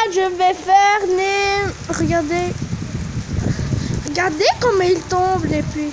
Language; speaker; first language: French; native; French